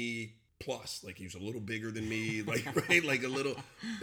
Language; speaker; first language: English; native; English